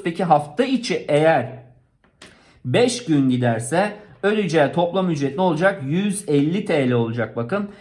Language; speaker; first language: Turkish; native; Turkish